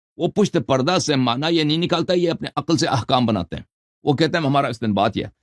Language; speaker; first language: Urdu; non-native, fluent; Persian